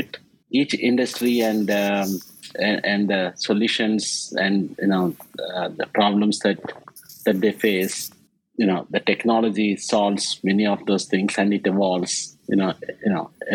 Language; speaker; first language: English; non-native, local second language; Telugu